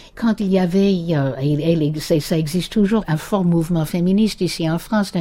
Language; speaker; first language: French; non-native, fluent; English